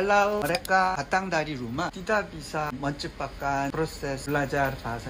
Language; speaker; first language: Indonesian; non-native, learner; Korean